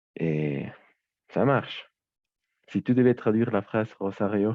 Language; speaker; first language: French; native; French